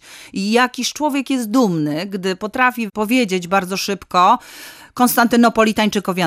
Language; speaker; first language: Polish; native; Polish